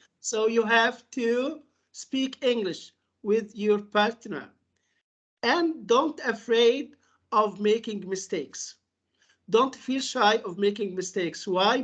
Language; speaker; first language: English; non-native, fluent; Arabic